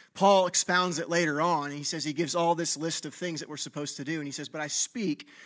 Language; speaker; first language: English; native; English